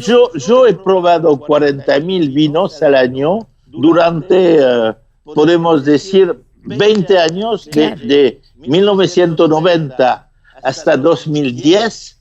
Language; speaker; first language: Spanish; non-native, fluent; French